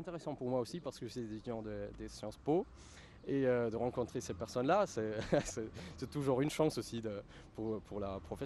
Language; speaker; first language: French; non-native, fluent; German